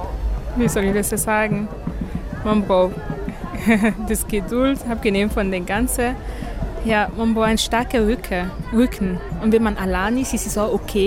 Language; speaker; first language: German; non-native, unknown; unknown